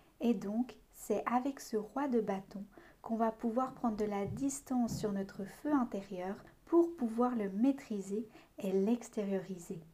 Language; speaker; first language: French; native; French